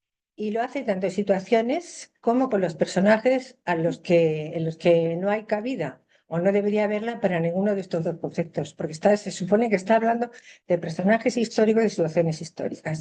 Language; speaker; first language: Spanish; native; Spanish